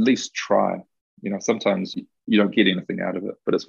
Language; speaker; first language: English; native; English